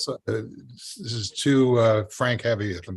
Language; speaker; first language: English; native; English